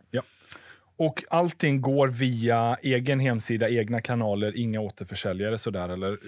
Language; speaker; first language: Swedish; native; Swedish